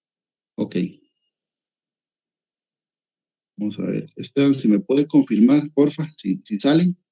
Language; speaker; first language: Spanish; native; Spanish